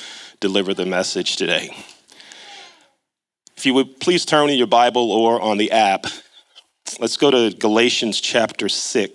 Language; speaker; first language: English; native; English